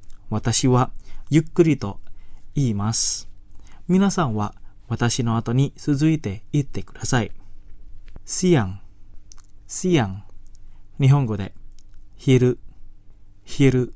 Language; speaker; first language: Japanese; non-native, fluent; Indonesian